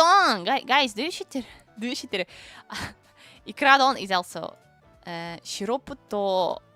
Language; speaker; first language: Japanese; non-native, learner; Russian